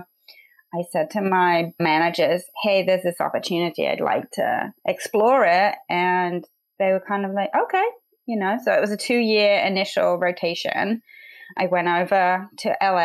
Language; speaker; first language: English; native; English